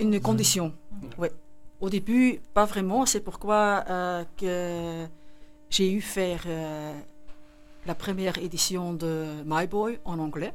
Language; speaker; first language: French; non-native, local second language; Dutch